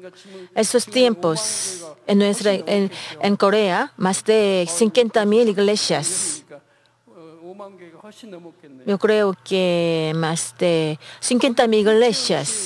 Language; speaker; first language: Spanish; non-native, fluent; Korean